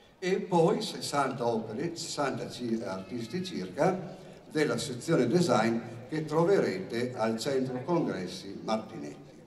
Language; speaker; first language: Italian; native; Italian